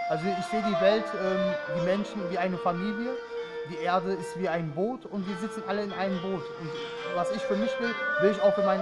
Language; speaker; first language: German; early bilingual, other home language; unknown